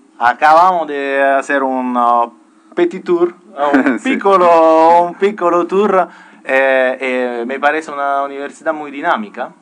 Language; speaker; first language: Spanish; non-native, fluent; Italian